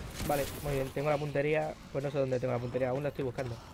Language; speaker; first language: Spanish; native; Spanish